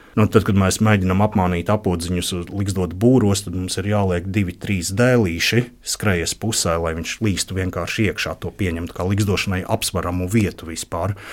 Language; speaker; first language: Latvian; native; Latvian